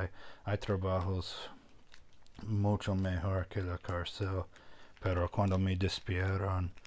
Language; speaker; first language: Spanish; non-native, fluent; English